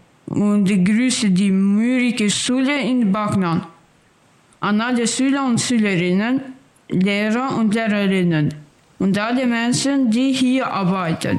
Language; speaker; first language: German; early bilingual, other home language; Albanian